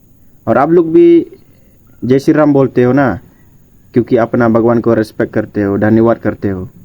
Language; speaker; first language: Hindi; non-native, local second language; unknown